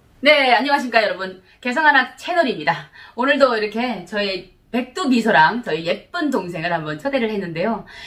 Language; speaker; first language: Korean; native; Korean